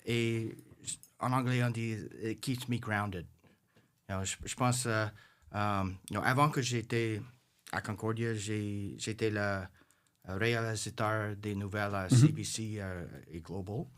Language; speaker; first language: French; non-native, local second language; English